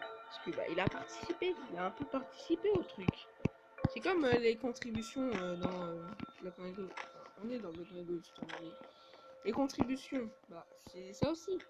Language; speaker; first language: French; native; French